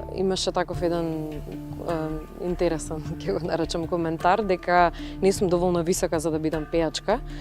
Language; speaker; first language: Macedonian; early bilingual, other home language; Russian